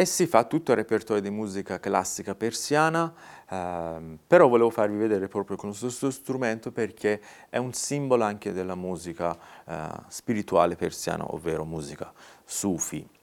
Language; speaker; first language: Italian; non-native, fluent; Persian